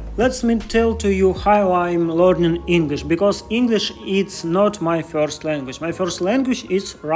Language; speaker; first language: English; non-native, learner; Russian